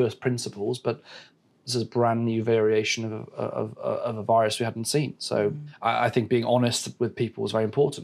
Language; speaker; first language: English; native; English